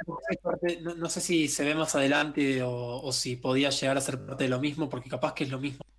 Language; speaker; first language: Spanish; native; Spanish